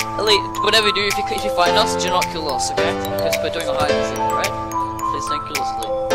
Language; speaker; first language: English; native; English